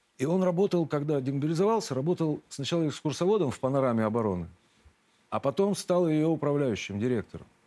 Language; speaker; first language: Russian; native; Russian